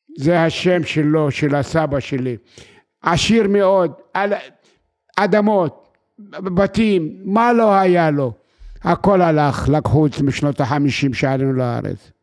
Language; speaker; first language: Hebrew; non-native, fluent; Arabic